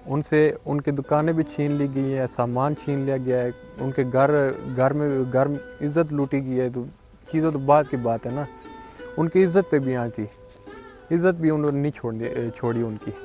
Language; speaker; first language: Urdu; early bilingual, other home language; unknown